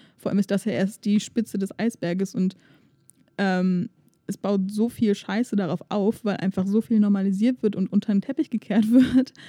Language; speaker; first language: German; native; German